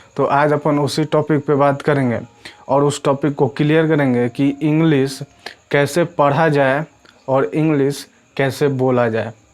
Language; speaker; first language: Hindi; native; Hindi